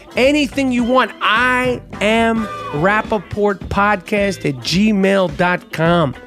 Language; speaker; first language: English; native; English